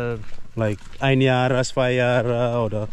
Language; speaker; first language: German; non-native, learner; Fijian